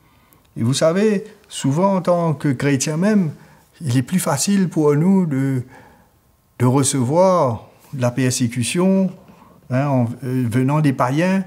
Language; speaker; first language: French; native; French